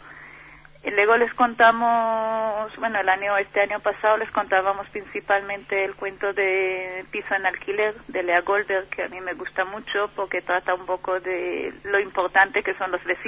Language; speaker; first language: Spanish; non-native, fluent; Hebrew